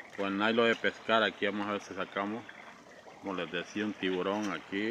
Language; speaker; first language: Spanish; native; Spanish